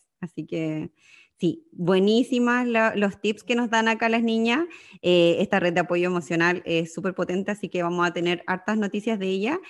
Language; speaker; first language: Spanish; native; Spanish